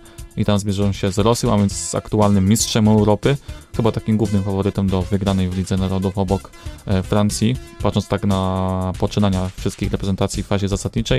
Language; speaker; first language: Polish; native; Polish